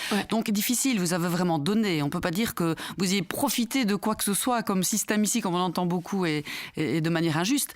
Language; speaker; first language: French; native; French